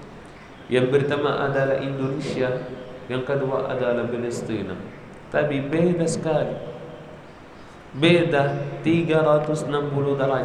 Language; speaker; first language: Indonesian; non-native, learner; Arabic